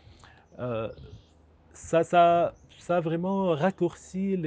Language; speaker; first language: French; non-native, local second language; Arabic